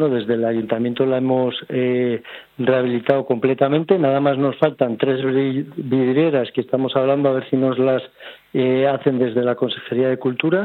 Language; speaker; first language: Spanish; native; Spanish